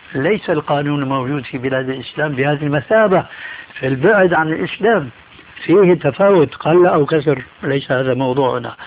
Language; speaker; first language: Arabic; early bilingual, other home language; Albanian